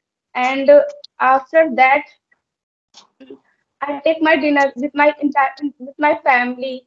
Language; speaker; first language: English; non-native, learner; Hindi